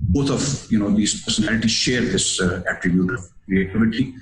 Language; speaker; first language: English; non-native, local second language; Urdu